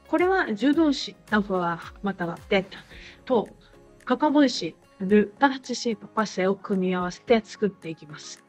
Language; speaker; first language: Japanese; native; Japanese